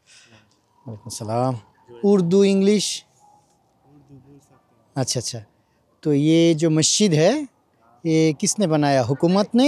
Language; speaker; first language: Hindi; non-native, learner; Bangla